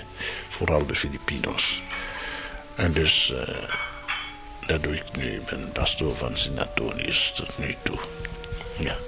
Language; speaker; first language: Dutch; non-native, fluent; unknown